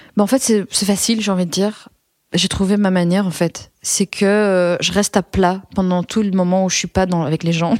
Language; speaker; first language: French; early bilingual, other home language; Persian